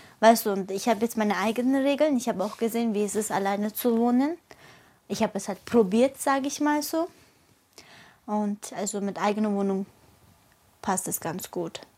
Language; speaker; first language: German; early bilingual, other home language; Turkish